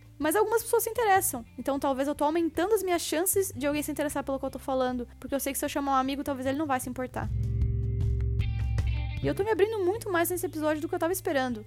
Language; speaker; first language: Portuguese; native; Portuguese